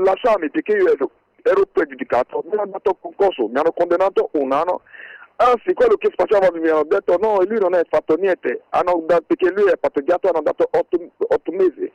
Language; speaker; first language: Italian; non-native, fluent; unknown